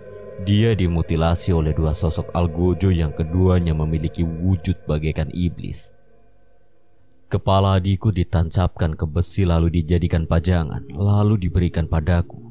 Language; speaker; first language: Indonesian; native; Indonesian